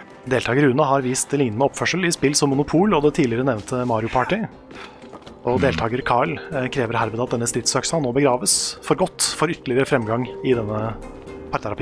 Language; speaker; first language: Norwegian; native; Norwegian